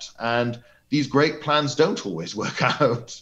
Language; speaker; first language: English; native; English